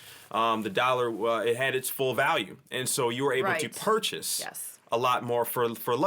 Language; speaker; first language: English; native; English